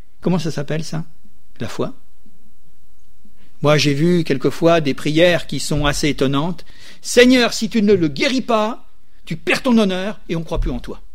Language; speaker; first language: French; native; French